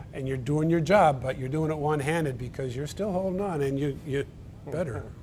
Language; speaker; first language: English; native; English